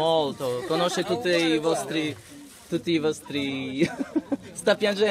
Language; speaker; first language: Italian; non-native, learner; Polish